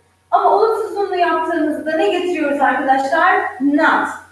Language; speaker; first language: English; non-native, fluent; Turkish